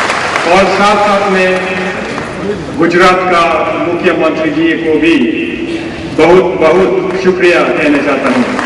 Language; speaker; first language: Hindi; non-native, fluent; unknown